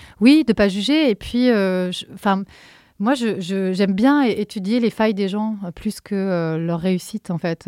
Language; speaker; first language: French; native; French